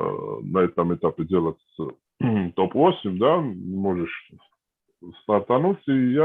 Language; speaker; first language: Russian; non-native, fluent; Georgian